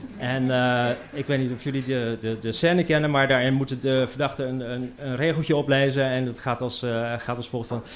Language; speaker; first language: Dutch; native; Dutch